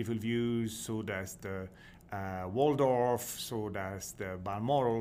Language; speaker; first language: English; non-native, fluent; French